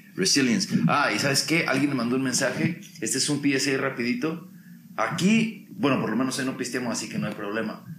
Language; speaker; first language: Spanish; early bilingual, heritage; Spanish